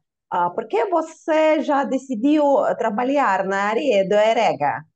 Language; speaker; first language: Portuguese; non-native, learner; Russian